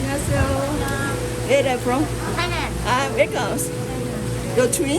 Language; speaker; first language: English; non-native, learner; Korean